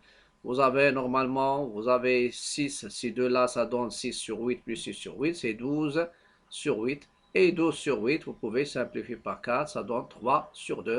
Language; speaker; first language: French; non-native, local second language; Arabic